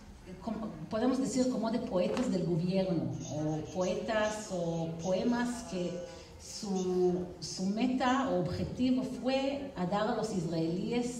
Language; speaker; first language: Spanish; non-native, fluent; Hebrew